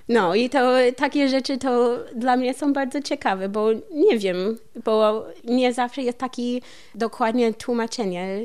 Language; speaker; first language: Polish; non-native, learner; English